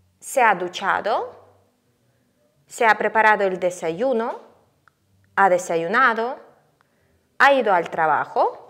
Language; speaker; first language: Spanish; non-native, fluent; Ukrainian